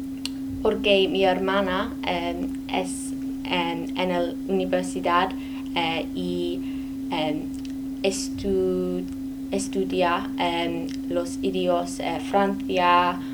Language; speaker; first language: Spanish; non-native, learner; English